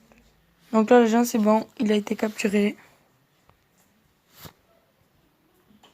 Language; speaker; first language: French; native; French